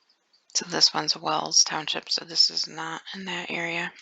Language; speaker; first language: English; native; English